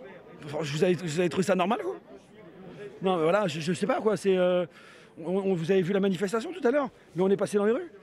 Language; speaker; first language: French; native; French